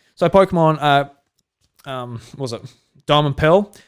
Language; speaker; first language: English; native; English